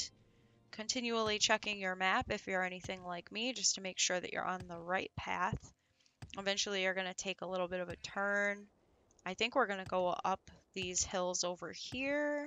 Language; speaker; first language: English; native; English